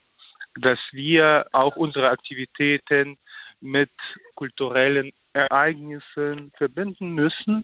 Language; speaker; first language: German; non-native, fluent; Ukrainian